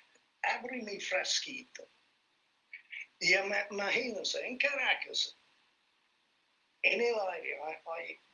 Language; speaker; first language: Spanish; non-native, fluent; English